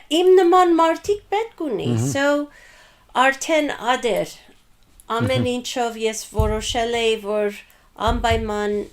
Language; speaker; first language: Armenian; early bilingual, heritage; Armenian